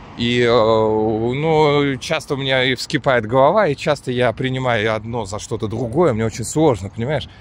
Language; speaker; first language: Russian; native; Russian